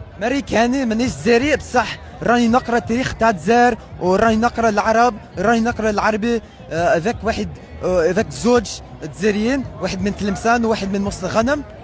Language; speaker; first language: Arabic; non-native, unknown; English